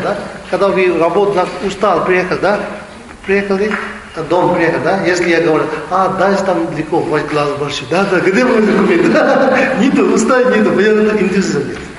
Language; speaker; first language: Russian; non-native, learner; Tibetan